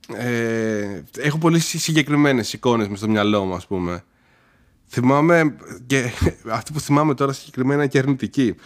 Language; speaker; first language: Greek; early bilingual, heritage; Greek